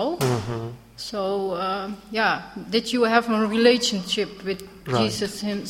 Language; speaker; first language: English; non-native, learner; Dutch